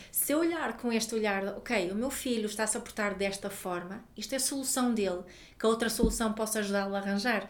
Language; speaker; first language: Portuguese; non-native, fluent; Swedish